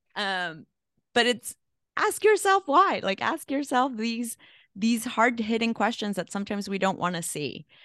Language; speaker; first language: English; non-native, fluent; Spanish